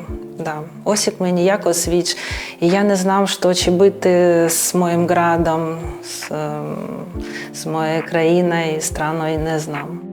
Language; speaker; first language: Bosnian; non-native, learner; Ukrainian